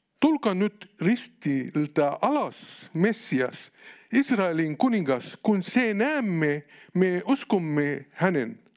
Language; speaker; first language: Finnish; non-native, learner; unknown